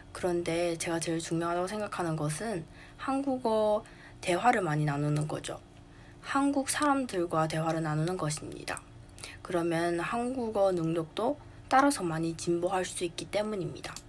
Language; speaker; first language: Korean; non-native, learner; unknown